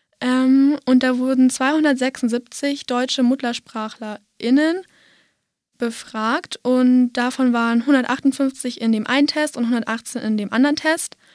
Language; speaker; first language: German; native; German